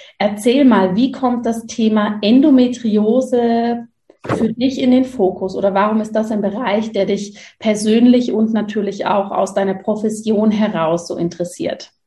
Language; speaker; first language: German; native; German